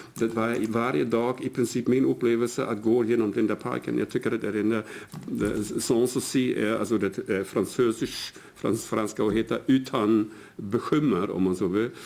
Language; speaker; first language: Swedish; non-native, fluent; German